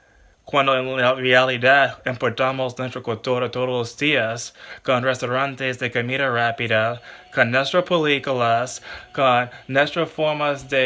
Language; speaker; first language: Spanish; non-native, learner; English